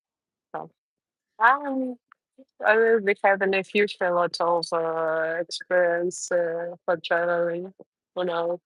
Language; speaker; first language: English; non-native, learner; Russian